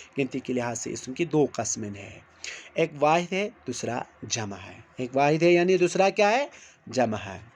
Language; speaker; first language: Urdu; non-native, local second language; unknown